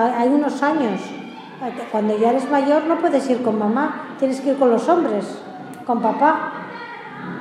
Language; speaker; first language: Spanish; native; Spanish